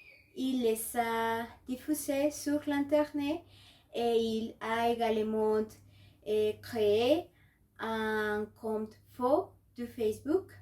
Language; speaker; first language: French; non-native, learner; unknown